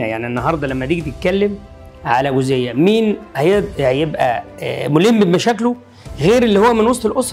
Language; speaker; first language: Arabic; native; Arabic